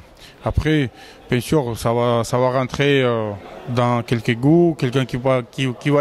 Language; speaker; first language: French; non-native, learner; Georgian